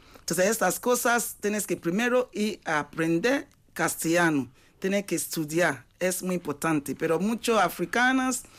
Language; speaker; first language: Spanish; non-native, learner; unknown